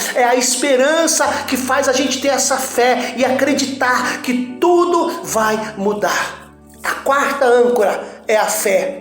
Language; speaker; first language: Portuguese; native; Portuguese